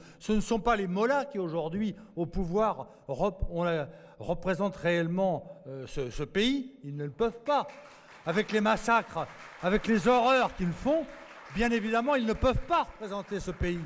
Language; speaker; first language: French; native; French